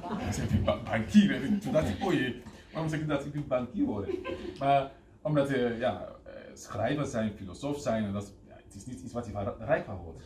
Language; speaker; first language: Dutch; non-native, fluent; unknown